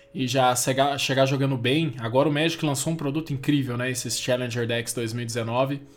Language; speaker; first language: Portuguese; native; Portuguese